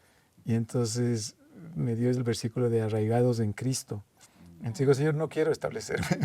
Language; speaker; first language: Spanish; native; Spanish